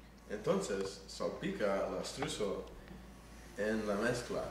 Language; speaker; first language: Spanish; non-native, learner; English